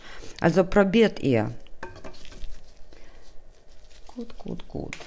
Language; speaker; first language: German; non-native, learner; Russian